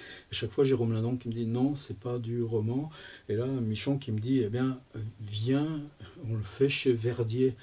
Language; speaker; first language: French; native; French